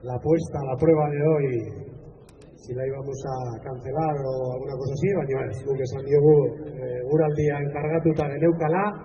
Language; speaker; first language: Spanish; native; Spanish